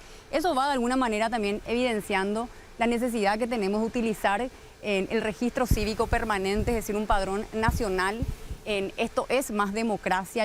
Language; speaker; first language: Spanish; native; Spanish